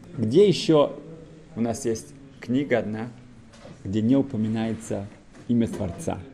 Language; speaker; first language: Russian; early bilingual, heritage; Russian